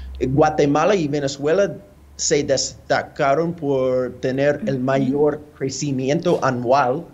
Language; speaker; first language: Spanish; non-native, fluent; English